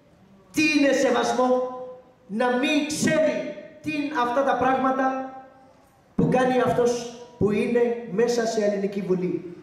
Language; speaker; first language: Greek; non-native, learner; Urdu